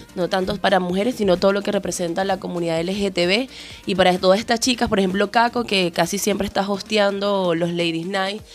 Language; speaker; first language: Spanish; native; Spanish